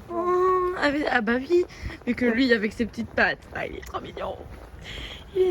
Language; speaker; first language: French; native; French